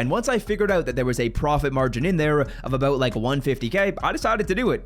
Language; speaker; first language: English; native; English